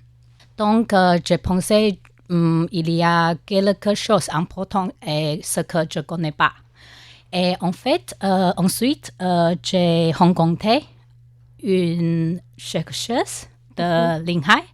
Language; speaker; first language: French; non-native, learner; Chinese